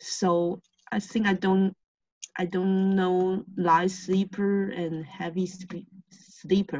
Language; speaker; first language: English; non-native, learner; Chinese